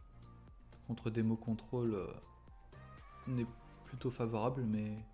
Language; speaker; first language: French; native; French